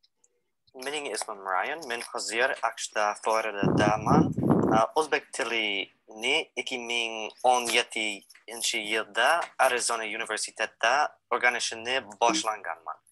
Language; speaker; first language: Uzbek; non-native, fluent; English